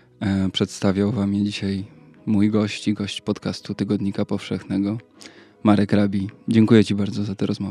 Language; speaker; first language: Polish; native; Polish